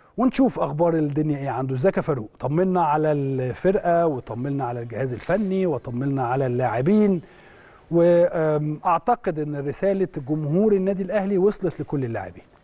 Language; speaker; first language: Arabic; native; Arabic